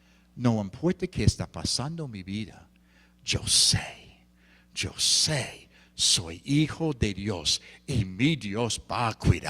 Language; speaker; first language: Spanish; non-native, fluent; English